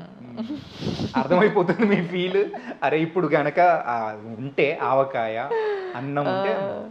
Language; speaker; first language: Telugu; native; Telugu